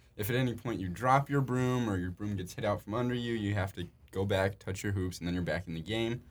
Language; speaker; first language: English; native; English